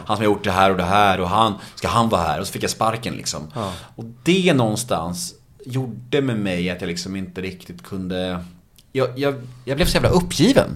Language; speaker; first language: Swedish; native; Swedish